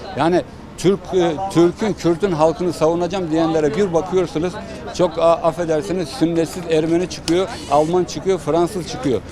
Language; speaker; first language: Turkish; early bilingual, heritage; Turkish